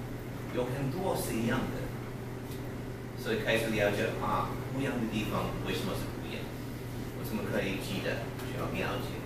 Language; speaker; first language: Chinese; non-native, learner; English